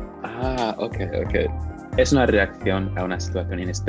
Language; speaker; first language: Spanish; non-native, fluent; English